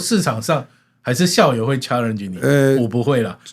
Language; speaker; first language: Chinese; native; Chinese